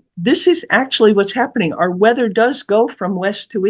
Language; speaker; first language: English; native; English